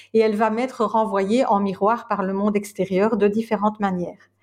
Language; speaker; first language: French; native; French